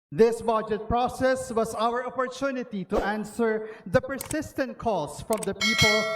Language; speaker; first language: English; non-native, local second language; Filipino